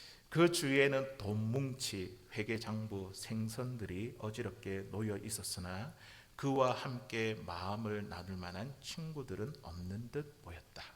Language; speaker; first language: Korean; native; Korean